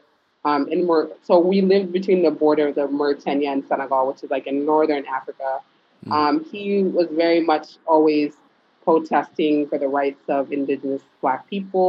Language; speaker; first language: English; early bilingual, other home language; Fula